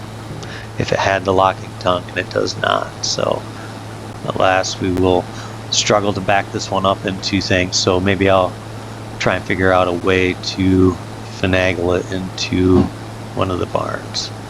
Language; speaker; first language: English; native; English